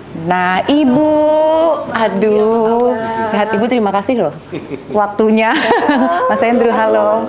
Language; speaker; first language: Indonesian; native; Indonesian